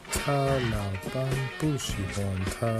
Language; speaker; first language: Chinese; non-native, learner; English